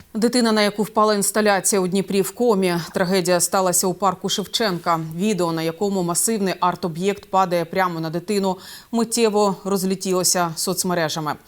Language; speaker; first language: Ukrainian; native; Ukrainian